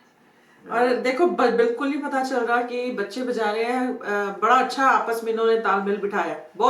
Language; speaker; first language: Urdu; non-native, local second language; Punjabi